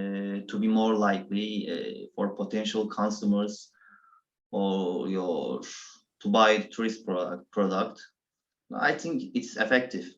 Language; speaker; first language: English; non-native, learner; Turkish